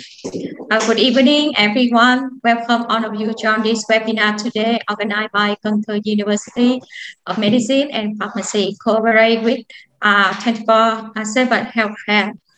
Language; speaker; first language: English; non-native, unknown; Vietnamese